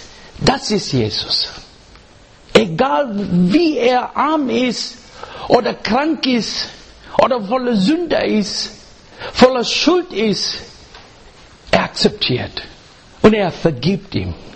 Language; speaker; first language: German; non-native, learner; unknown